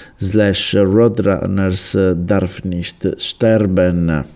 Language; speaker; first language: German; non-native, learner; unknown